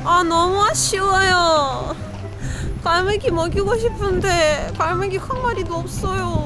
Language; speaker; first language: Korean; non-native, fluent; Russian